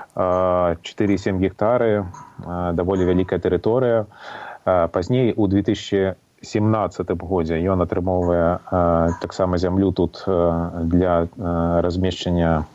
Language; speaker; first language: Belarusian; non-native, local second language; Russian